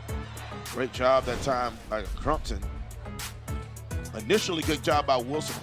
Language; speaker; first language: English; native; English